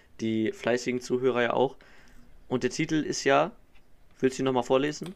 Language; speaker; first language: German; native; German